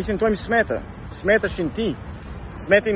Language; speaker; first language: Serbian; early bilingual, heritage; Serbian